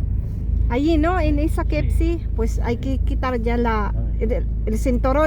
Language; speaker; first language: Spanish; non-native, fluent; Filipino